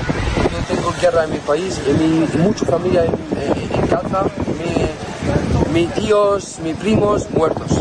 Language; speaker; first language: Spanish; non-native, learner; Arabic